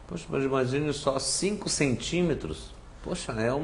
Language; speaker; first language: Portuguese; native; Portuguese